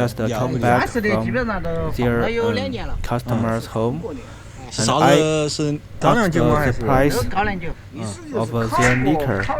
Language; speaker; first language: English; non-native, fluent; Chinese